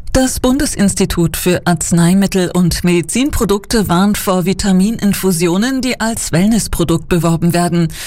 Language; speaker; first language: German; native; German